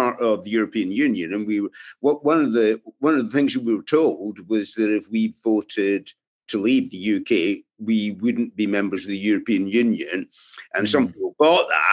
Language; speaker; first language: English; native; English